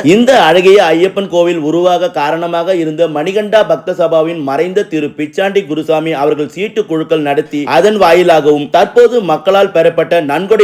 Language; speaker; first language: Tamil; native; Tamil